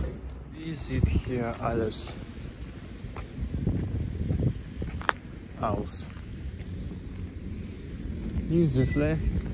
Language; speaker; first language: German; non-native, learner; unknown